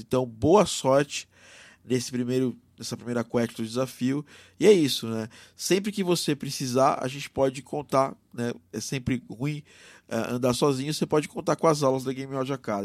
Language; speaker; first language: Portuguese; native; Portuguese